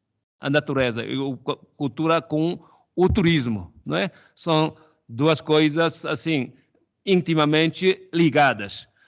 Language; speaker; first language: Portuguese; non-native, fluent; Chinese